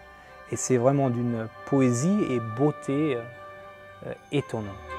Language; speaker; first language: French; non-native, fluent; German